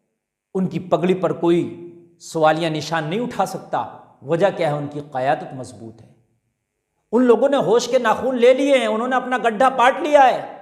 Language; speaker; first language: Urdu; native; Urdu